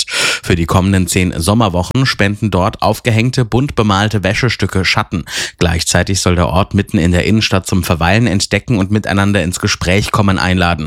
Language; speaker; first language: German; native; German